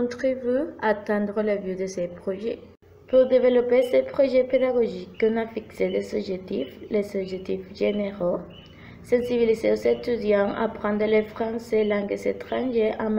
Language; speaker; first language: French; non-native, fluent; Spanish